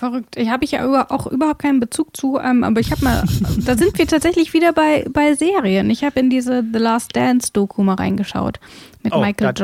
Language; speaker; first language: German; native; German